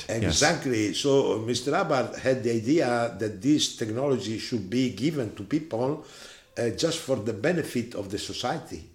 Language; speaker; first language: English; non-native, fluent; Italian